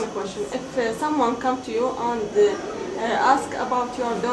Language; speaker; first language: English; non-native, learner; Arabic